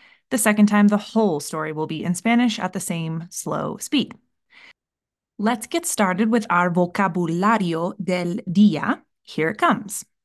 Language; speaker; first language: English; native; English